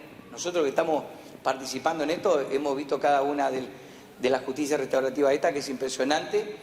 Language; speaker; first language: Spanish; native; Spanish